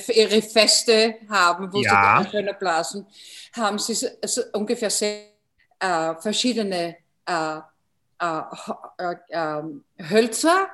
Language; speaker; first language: German; non-native, fluent; English